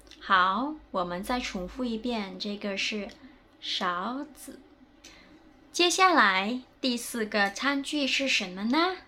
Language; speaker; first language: Chinese; non-native, fluent; Indonesian